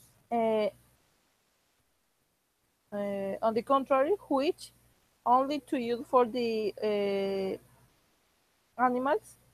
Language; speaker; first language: English; non-native, learner; Spanish